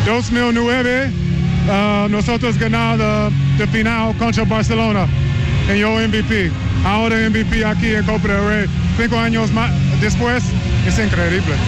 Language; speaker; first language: Spanish; non-native, learner; English